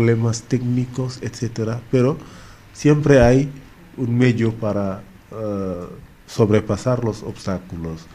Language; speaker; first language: Spanish; non-native, fluent; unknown